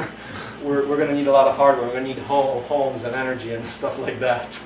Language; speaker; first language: English; non-native, fluent; Polish